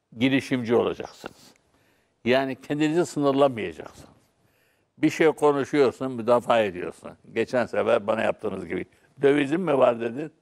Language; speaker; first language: Turkish; non-native, local second language; Arabic